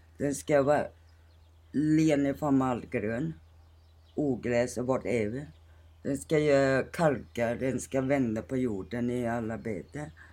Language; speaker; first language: Swedish; non-native, fluent; Thai